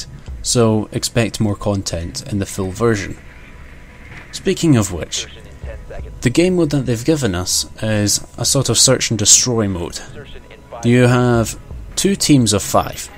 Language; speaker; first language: English; native; English